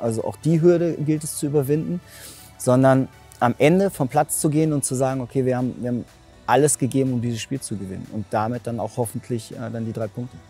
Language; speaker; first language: German; native; German